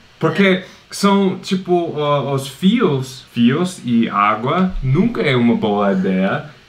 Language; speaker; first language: Portuguese; non-native, fluent; English